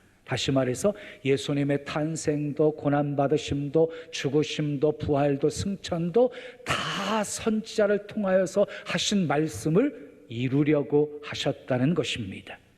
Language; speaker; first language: Korean; native; Korean